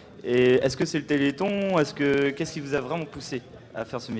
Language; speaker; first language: French; native; French